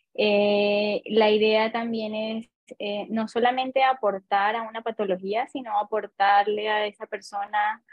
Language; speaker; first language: Spanish; native; Spanish